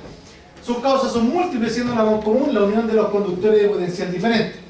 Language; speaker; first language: Spanish; native; Spanish